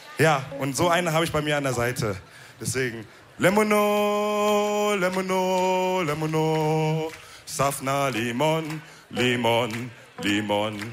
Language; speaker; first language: German; early bilingual, other home language; Wolof